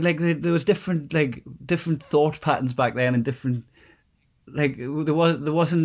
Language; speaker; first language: English; native; English